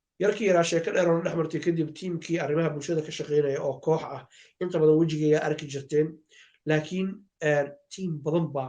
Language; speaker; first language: Somali; native; Somali